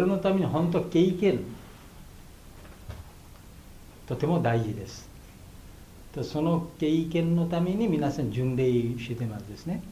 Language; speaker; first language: Japanese; non-native, fluent; Bangla